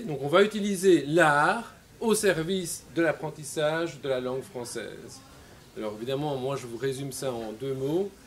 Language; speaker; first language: French; native; French